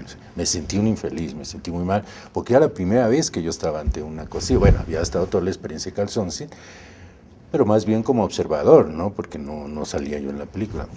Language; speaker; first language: Spanish; native; Spanish